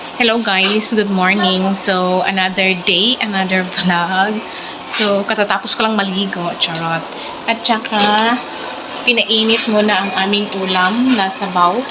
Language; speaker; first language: Filipino; non-native, local second language; Cebuano